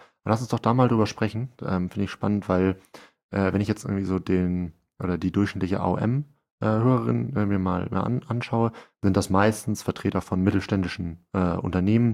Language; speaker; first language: German; native; German